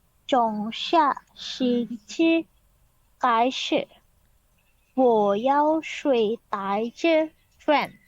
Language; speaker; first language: Chinese; non-native, learner; Indonesian